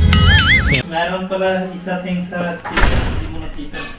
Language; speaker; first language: Filipino; non-native, learner; Punjabi